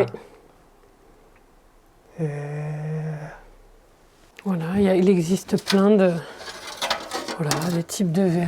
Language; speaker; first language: French; native; French